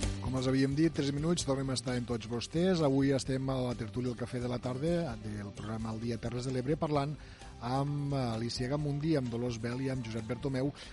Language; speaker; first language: Catalan; native; Catalan